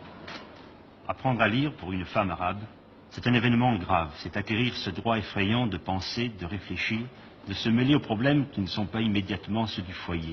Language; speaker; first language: French; native; French